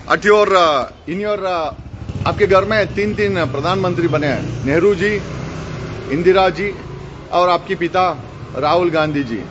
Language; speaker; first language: Hindi; non-native, local second language; Kannada